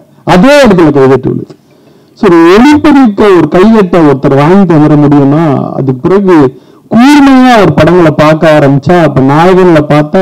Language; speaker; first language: Tamil; native; Tamil